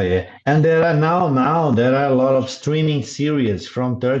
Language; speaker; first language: English; non-native, learner; Portuguese